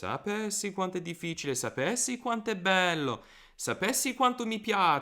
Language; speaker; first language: Italian; non-native, fluent; English